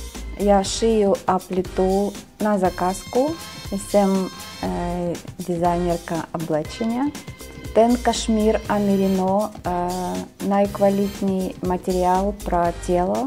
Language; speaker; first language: Czech; non-native, learner; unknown